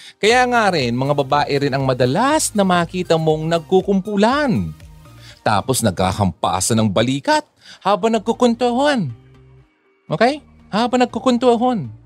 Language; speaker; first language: Filipino; non-native, local second language; Bikol